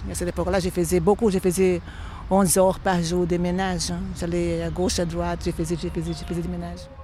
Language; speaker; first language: French; non-native, fluent; Portuguese